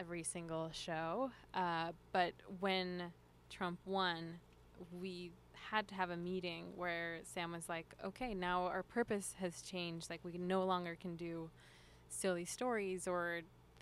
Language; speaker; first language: English; early bilingual, other home language; Spanish